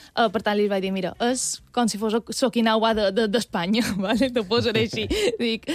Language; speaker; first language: Catalan; native; Catalan